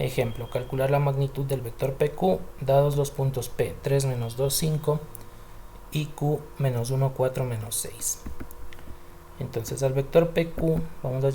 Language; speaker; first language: Spanish; native; Spanish